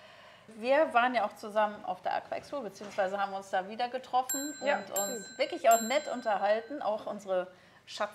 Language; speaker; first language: German; native; German